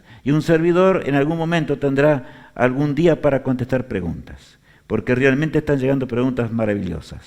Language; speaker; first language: Spanish; native; Spanish